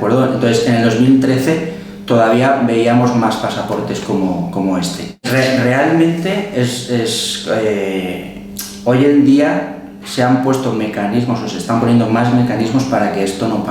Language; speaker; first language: Spanish; native; Spanish